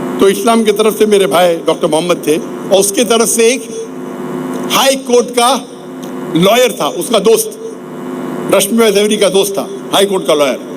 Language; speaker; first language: Urdu; non-native, local second language; Konkani